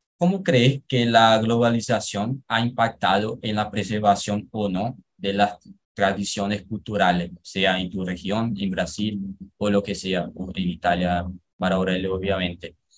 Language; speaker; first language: Spanish; non-native, fluent; Portuguese